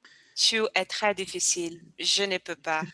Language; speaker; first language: French; non-native, learner; Portuguese